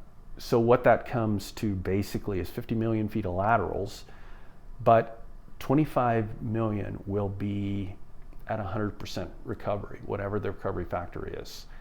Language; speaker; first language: English; native; English